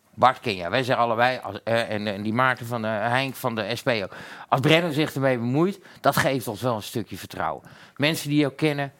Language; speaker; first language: Dutch; native; Dutch